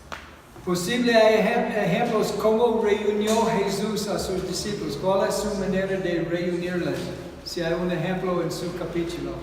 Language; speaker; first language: Spanish; non-native, fluent; English